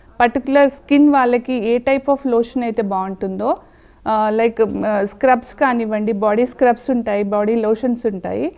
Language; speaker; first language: Telugu; native; Telugu